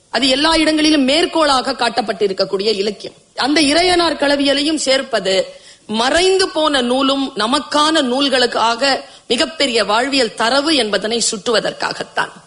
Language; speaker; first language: Tamil; native; Tamil